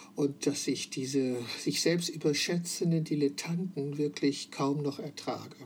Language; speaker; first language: German; native; German